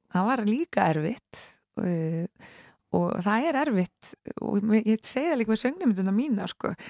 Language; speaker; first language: Icelandic; native; Icelandic